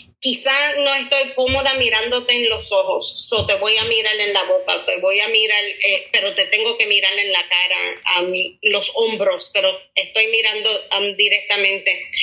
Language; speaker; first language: Spanish; early bilingual, heritage; Spanish